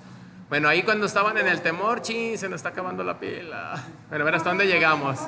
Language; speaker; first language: Spanish; native; Spanish